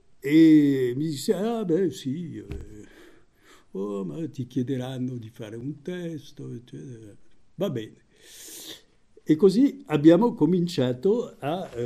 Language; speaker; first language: Italian; non-native, fluent; French